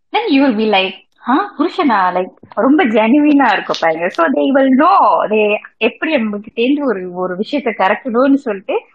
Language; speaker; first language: Tamil; early bilingual, heritage; Tamil